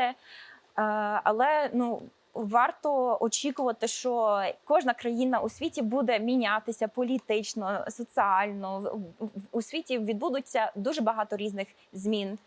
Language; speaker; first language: Ukrainian; early bilingual, heritage; Ukrainian